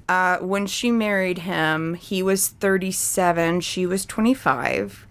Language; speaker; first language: English; native; English